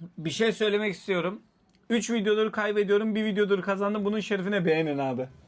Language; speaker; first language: Turkish; native; Turkish